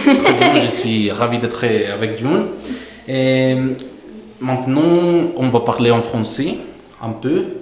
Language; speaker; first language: French; non-native, fluent; Spanish